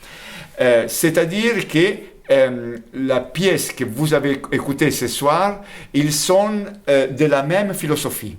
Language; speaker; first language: French; non-native, fluent; Italian